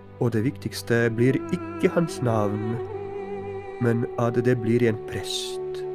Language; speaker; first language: Norwegian; non-native, fluent; Polish